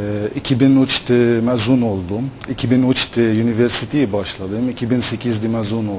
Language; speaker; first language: Turkish; non-native, fluent; Arabic